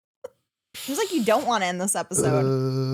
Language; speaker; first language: English; native; English